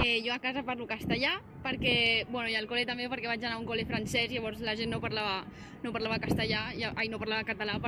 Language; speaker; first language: Catalan; non-native, local second language; Spanish